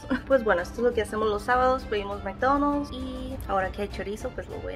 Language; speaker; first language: Spanish; native; Spanish